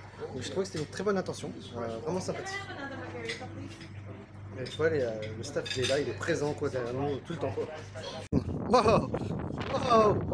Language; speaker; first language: French; native; French